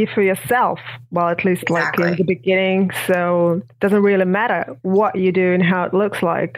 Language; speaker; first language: English; non-native, fluent; Russian